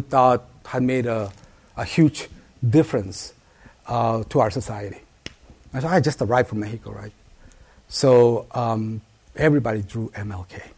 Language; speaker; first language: English; early bilingual, other home language; Spanish